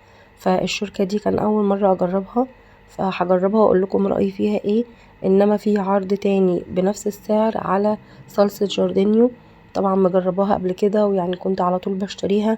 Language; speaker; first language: Arabic; native; Arabic